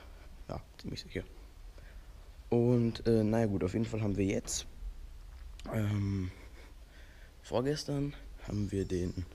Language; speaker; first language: German; native; German